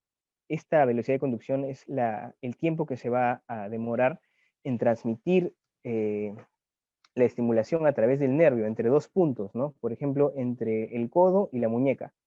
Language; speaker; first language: Spanish; native; Spanish